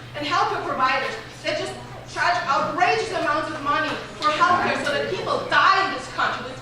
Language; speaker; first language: English; non-native, fluent; German